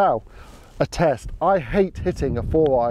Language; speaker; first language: English; native; English